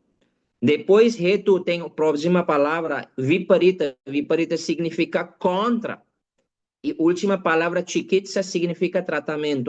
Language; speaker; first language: Portuguese; non-native, learner; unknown